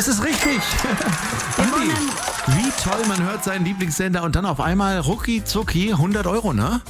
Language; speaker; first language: German; native; German